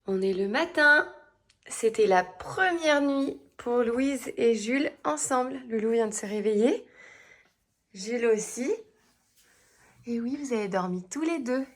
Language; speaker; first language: French; native; French